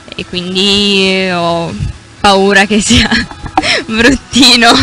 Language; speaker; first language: Italian; native; Italian